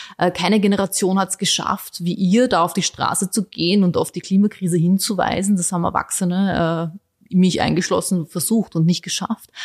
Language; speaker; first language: German; early bilingual, other home language; Bosnian